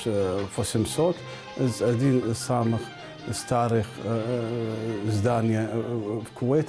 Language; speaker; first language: Ukrainian; non-native, learner; Arabic